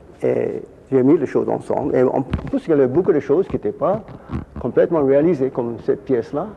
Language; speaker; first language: French; non-native, fluent; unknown